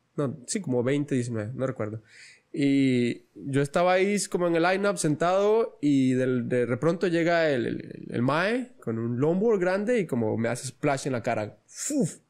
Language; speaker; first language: Spanish; native; Spanish